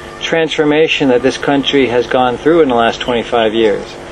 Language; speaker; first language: English; native; English